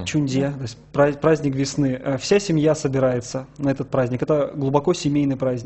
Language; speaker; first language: Russian; native; Russian